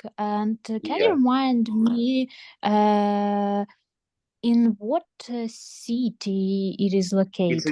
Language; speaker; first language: English; non-native, learner; Ukrainian